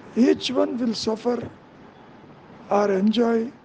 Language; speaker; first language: English; non-native, local second language; Telugu